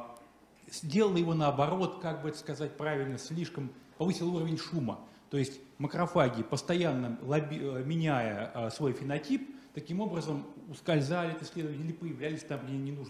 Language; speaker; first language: Russian; native; Russian